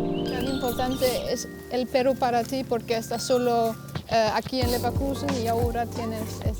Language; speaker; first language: Spanish; non-native, fluent; German